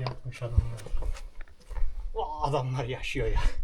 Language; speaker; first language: Turkish; native; Turkish